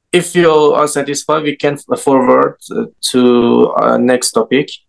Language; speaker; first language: English; non-native, learner; Persian